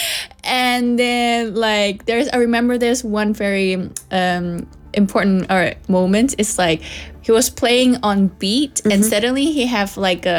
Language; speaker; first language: English; non-native, local second language; Cantonese